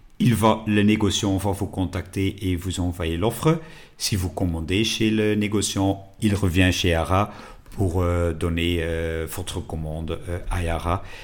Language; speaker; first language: French; non-native, local second language; Dutch